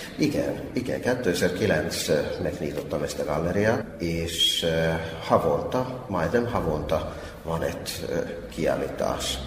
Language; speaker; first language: Hungarian; non-native, fluent; Finnish